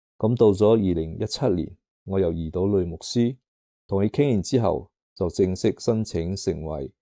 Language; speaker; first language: Cantonese; native; Cantonese